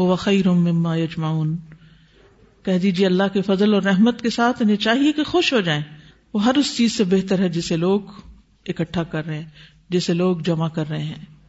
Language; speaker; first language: Urdu; native; Urdu